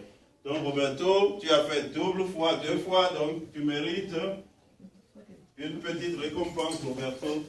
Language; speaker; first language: French; non-native, fluent; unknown